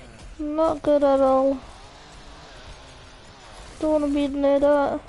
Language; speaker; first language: English; native; English